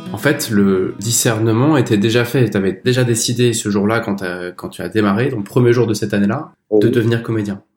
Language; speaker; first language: French; native; French